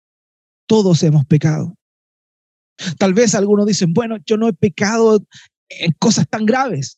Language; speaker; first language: Spanish; native; Spanish